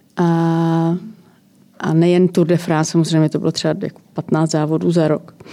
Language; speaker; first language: Czech; native; Czech